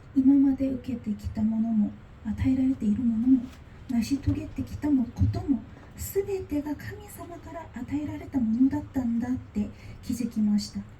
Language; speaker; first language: Japanese; non-native, fluent; Korean